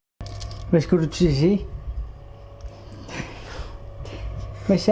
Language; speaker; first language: Danish; non-native, local second language; Kalaallisut